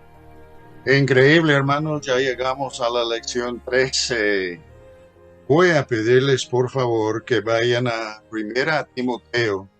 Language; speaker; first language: Spanish; non-native, fluent; English